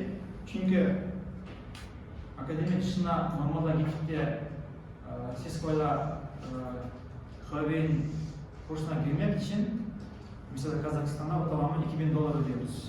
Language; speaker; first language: Turkish; non-native, learner; Kazakh